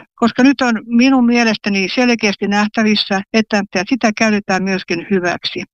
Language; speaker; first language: Finnish; native; Finnish